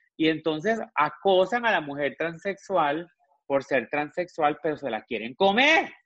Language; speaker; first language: Spanish; native; Spanish